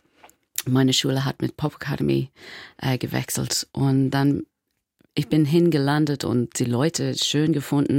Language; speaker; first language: German; non-native, fluent; English